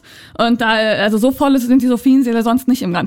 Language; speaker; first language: German; native; German